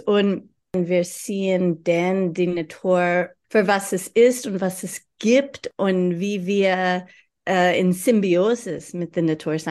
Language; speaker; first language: German; non-native, learner; English